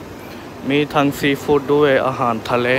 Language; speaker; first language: Thai; non-native, fluent; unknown